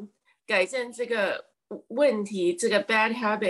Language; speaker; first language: Chinese; early bilingual, heritage; English